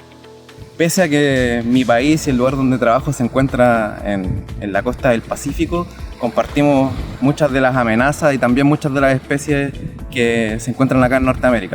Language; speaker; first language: Spanish; native; Spanish